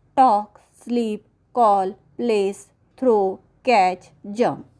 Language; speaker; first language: English; non-native, local second language; Marathi